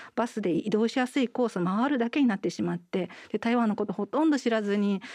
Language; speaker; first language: Japanese; native; Japanese